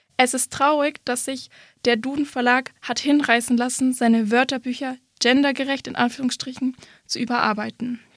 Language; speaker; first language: German; native; German